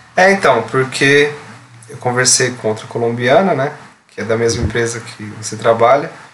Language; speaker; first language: Portuguese; native; Portuguese